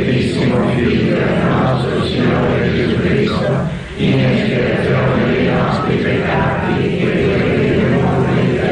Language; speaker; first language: Italian; native; Italian